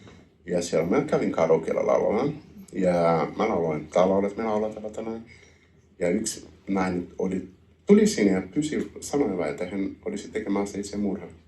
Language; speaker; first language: Finnish; non-native, learner; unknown